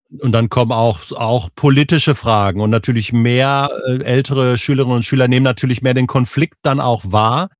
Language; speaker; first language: German; native; German